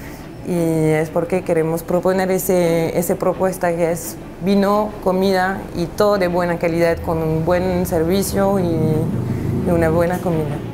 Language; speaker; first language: Spanish; non-native, fluent; French